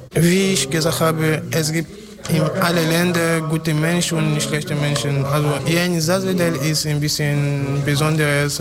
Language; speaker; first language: German; non-native, learner; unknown